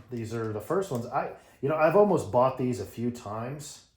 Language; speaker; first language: English; native; English